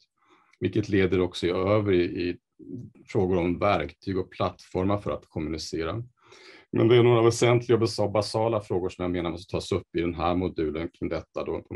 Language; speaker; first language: Swedish; native; Swedish